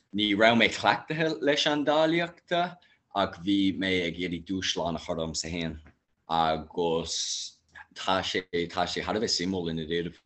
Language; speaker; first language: Irish; non-native, local second language; English